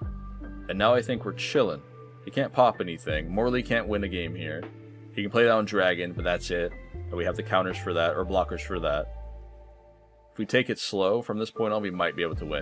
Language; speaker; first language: English; native; English